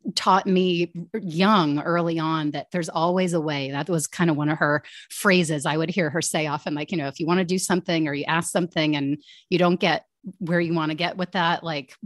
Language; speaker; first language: English; native; English